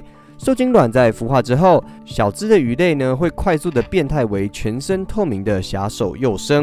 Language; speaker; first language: Chinese; native; Chinese